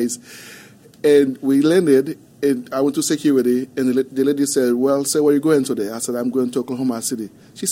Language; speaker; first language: English; non-native, fluent; Haitian Creole